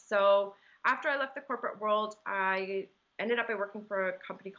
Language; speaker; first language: English; native; English